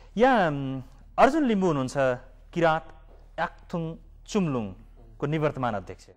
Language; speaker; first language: Nepali; native; Nepali